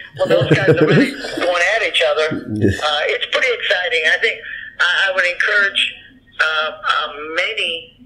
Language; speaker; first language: English; early bilingual, other home language; Japanese